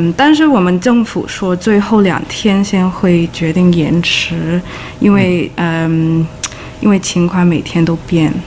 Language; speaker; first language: Chinese; non-native, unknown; English